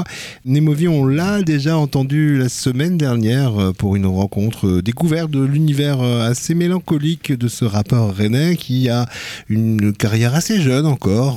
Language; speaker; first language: French; native; French